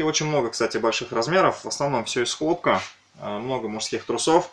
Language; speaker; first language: Russian; native; Russian